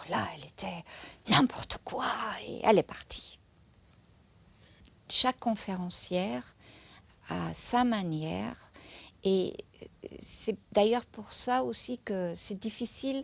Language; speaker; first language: French; non-native, fluent; German